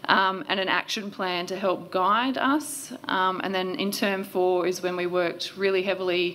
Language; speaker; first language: English; native; English